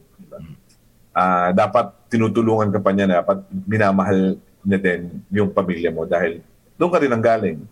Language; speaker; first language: Filipino; native; Filipino